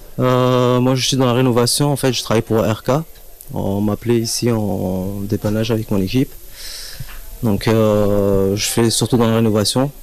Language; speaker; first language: French; native; French